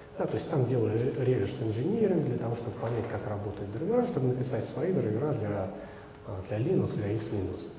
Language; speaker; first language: Russian; native; Russian